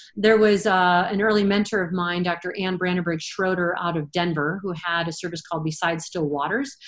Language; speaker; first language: English; native; English